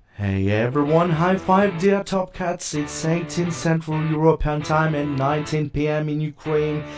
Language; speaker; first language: English; non-native, fluent; Ukrainian